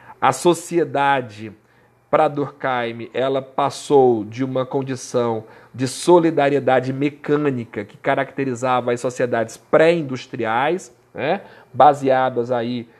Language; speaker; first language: Portuguese; native; Portuguese